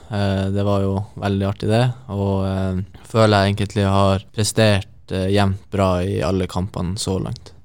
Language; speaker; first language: Norwegian; native; Norwegian